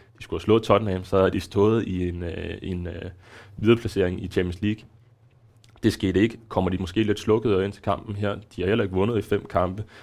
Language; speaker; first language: Danish; native; Danish